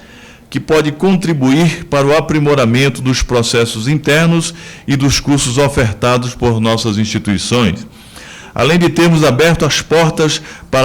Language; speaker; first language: Portuguese; native; Portuguese